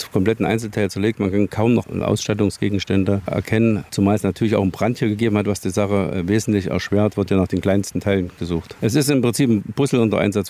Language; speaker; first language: German; native; German